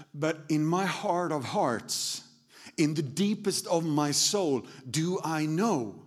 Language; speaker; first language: English; non-native, fluent; Swedish